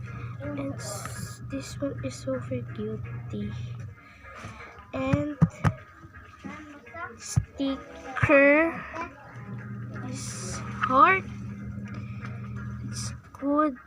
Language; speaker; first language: English; non-native, local second language; Filipino